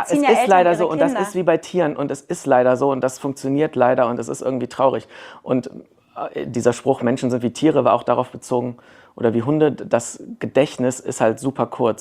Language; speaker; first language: German; native; German